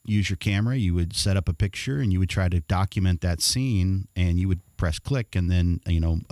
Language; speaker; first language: English; native; English